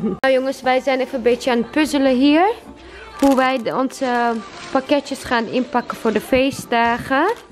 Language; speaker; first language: Dutch; non-native, fluent; Chechen